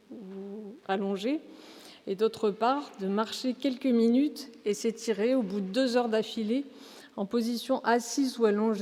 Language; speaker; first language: French; native; French